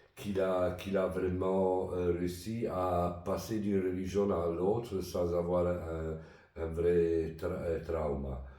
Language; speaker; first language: French; non-native, fluent; Italian